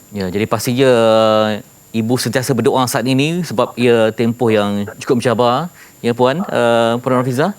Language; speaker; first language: Malay; native; Malay